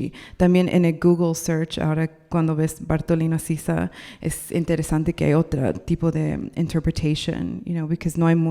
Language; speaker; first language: Spanish; non-native, learner; English